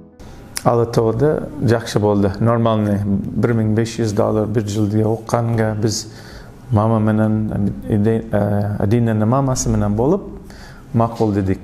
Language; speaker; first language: Kyrgyz; non-native, learner; English